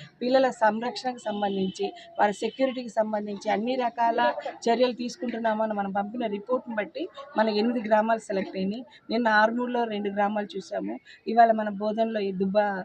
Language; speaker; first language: Telugu; native; Telugu